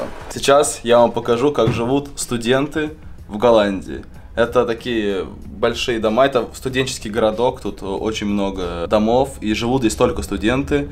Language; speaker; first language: Russian; native; Russian